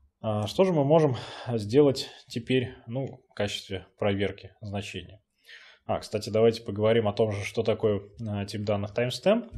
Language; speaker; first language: Russian; native; Russian